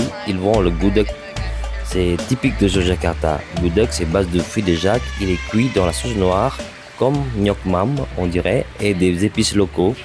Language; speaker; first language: French; non-native, fluent; Indonesian